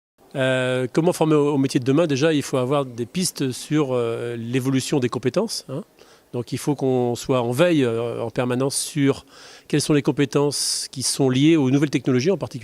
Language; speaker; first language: French; native; French